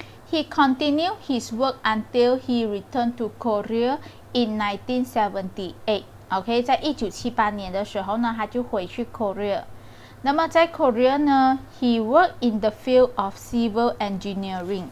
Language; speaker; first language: English; non-native, local second language; Chinese